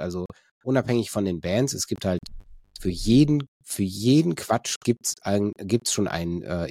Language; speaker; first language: German; native; German